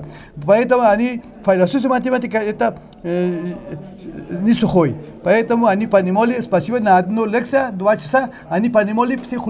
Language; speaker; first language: Russian; non-native, learner; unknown